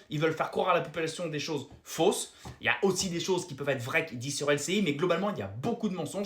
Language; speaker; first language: French; native; French